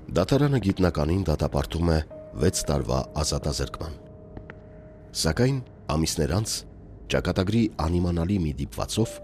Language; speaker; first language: Armenian; native; Armenian